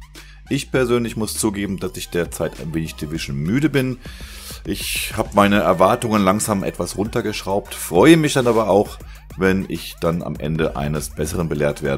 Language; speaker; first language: German; native; German